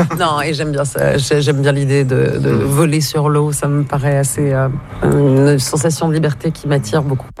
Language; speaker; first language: French; native; French